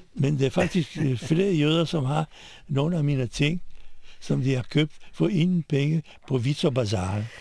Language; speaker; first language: Danish; non-native, fluent; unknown